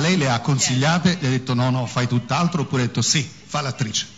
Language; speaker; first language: Italian; native; Italian